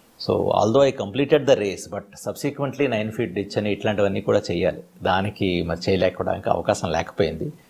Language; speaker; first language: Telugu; native; Telugu